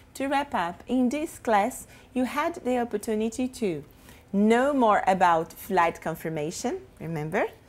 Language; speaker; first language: English; non-native, fluent; Portuguese